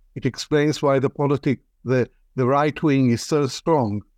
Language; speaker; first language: English; non-native, fluent; Arabic